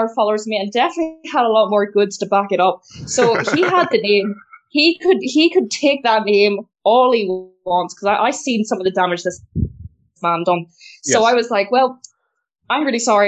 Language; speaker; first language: English; native; English